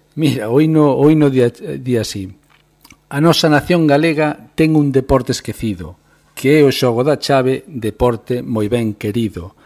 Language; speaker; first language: Galician; native; Galician